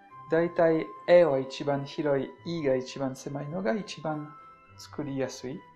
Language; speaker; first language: Japanese; non-native, fluent; French